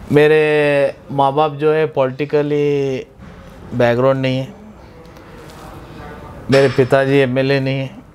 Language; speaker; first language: Hindi; non-native, local second language; Urdu